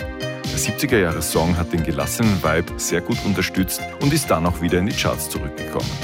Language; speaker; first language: German; native; German